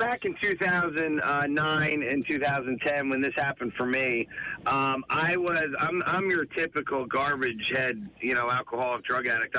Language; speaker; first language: English; native; English